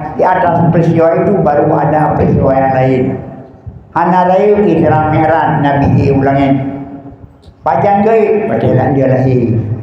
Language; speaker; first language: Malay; non-native, local second language; Achinese